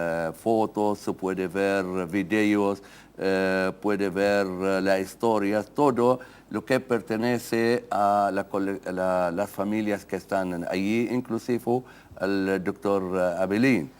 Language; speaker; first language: Spanish; non-native, fluent; Arabic